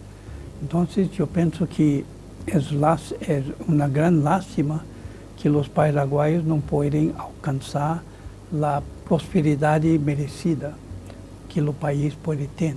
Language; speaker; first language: Spanish; non-native, fluent; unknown